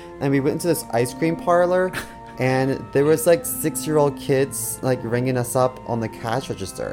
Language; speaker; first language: English; native; English